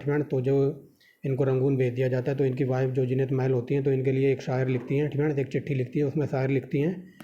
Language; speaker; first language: Hindi; native; Hindi